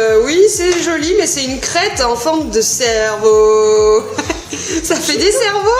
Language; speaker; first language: French; native; French